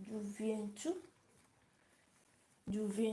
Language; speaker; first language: French; non-native, learner; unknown